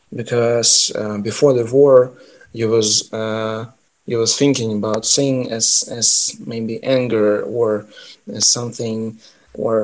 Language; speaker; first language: English; non-native, fluent; Ukrainian